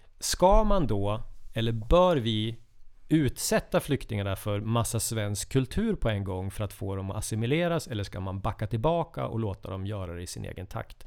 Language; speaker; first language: Swedish; native; Swedish